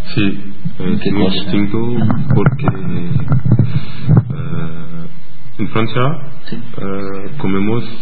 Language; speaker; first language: Spanish; non-native, learner; French